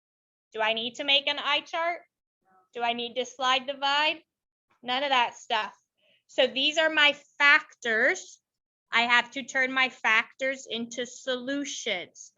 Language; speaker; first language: English; native; English